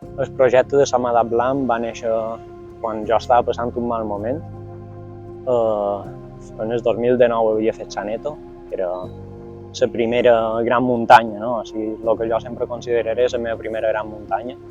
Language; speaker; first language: Catalan; native; Catalan